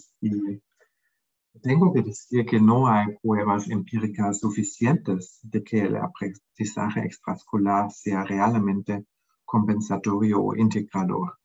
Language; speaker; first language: Spanish; non-native, fluent; German